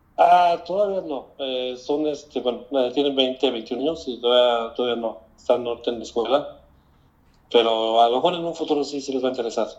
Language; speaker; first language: Spanish; native; Spanish